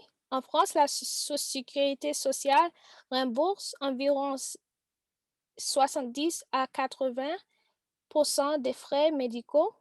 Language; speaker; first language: French; non-native, learner; English